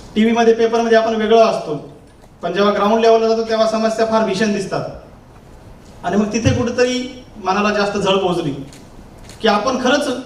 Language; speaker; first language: Marathi; native; Marathi